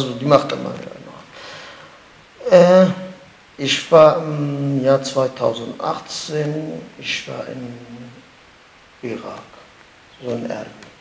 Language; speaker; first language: German; non-native, learner; Kurdish